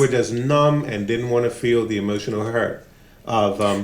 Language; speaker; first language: English; native; English